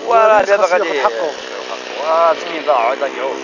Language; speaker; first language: Arabic; native; Arabic